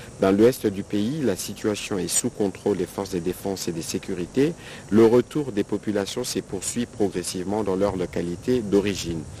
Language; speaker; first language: French; non-native, local second language; Lingala